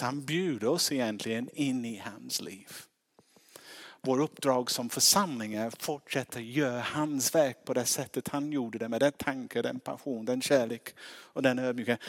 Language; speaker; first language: Swedish; non-native, fluent; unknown